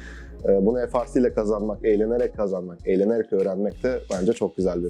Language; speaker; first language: Turkish; native; Turkish